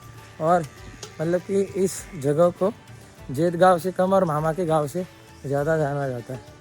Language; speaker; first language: Hindi; non-native, local second language; Marathi